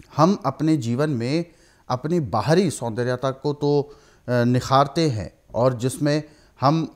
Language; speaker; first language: Hindi; native; Hindi